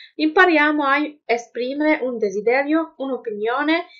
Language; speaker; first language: Italian; non-native, fluent; Arabic